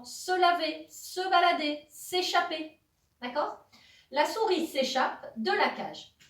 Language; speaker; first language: French; native; French